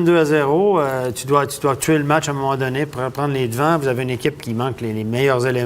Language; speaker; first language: French; native; French